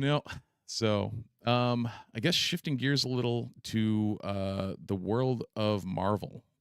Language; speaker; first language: English; native; English